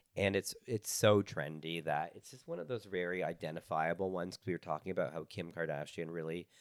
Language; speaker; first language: English; native; English